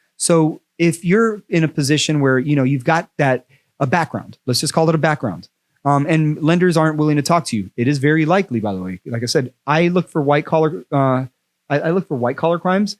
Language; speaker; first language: English; native; English